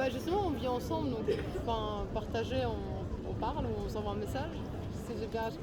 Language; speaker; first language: French; native; French